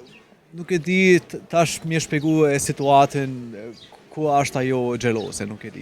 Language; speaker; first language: Albanian; non-native, fluent; German